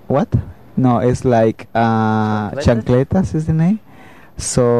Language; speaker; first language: English; non-native, learner; Spanish